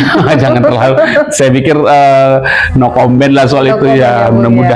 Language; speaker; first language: Indonesian; native; Indonesian